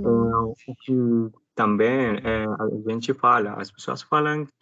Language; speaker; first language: Portuguese; non-native, learner; Spanish